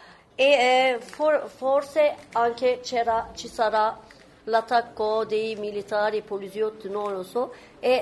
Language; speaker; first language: Italian; non-native, learner; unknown